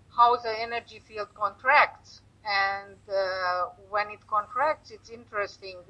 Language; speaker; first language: English; non-native, fluent; Romanian